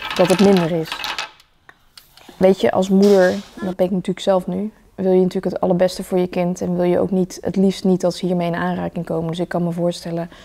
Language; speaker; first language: Dutch; early bilingual, other home language; Vietnamese